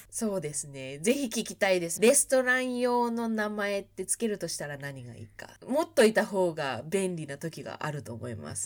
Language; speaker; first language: Japanese; early bilingual, heritage; Japanese